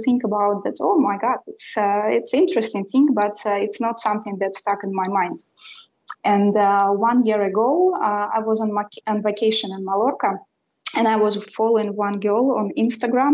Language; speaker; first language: English; non-native, fluent; Russian